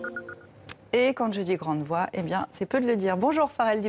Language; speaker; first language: French; native; French